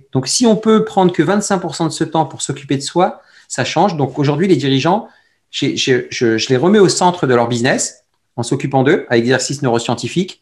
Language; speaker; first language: French; early bilingual, other home language; Arabic